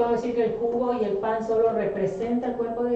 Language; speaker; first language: Spanish; native; Spanish